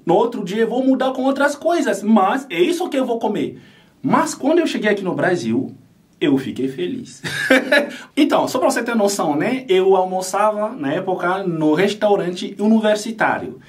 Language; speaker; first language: Portuguese; non-native, fluent; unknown